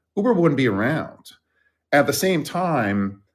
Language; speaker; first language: English; early bilingual, other home language; Persian